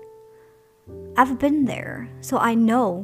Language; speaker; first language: English; non-native, fluent; Chinese